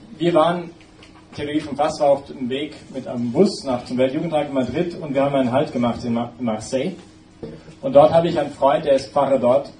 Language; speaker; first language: German; non-native, fluent; English